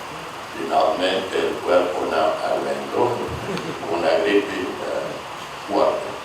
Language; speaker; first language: Spanish; non-native, fluent; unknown